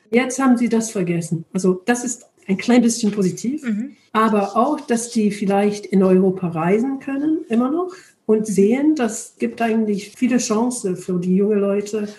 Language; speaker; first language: German; non-native, learner; English